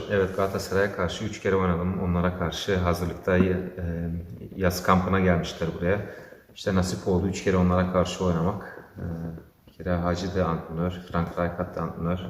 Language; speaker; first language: Turkish; early bilingual, heritage; Turkish